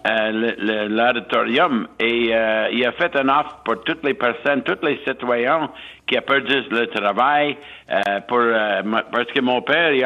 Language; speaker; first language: French; non-native, fluent; English